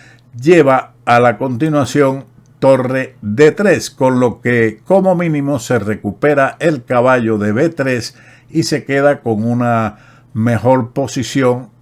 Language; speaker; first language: Spanish; native; Spanish